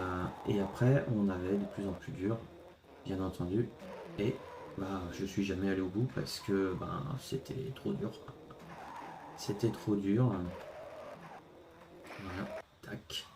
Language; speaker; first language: French; native; French